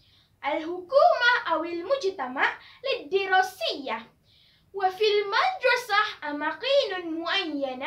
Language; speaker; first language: Arabic; non-native, learner; Malay